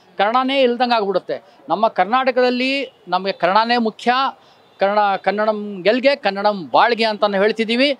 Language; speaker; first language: Kannada; non-native, local second language; Urdu